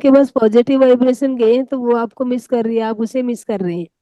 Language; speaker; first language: Hindi; native; Hindi